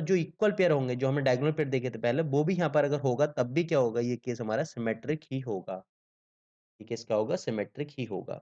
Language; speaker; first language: Hindi; native; Hindi